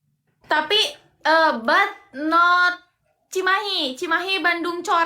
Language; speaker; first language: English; non-native, learner; Sundanese